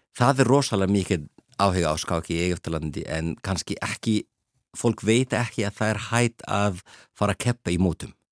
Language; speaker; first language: Icelandic; non-native, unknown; Arabic